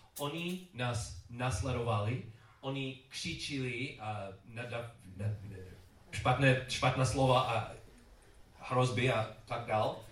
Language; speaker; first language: Czech; non-native, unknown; English